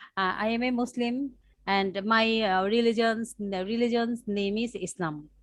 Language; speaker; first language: English; non-native, learner; Bangla